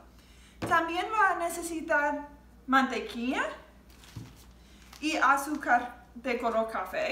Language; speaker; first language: Spanish; non-native, learner; English